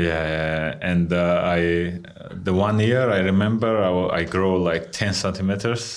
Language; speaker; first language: English; non-native, fluent; Georgian